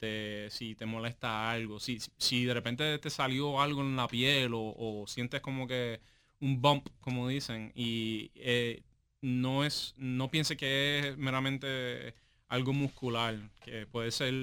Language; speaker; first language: Spanish; native; Spanish